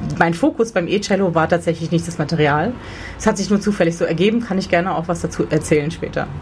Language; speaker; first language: German; early bilingual, other home language; Slovenian